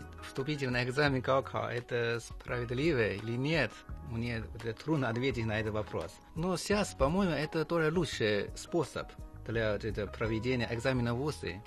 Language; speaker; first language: Russian; non-native, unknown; Chinese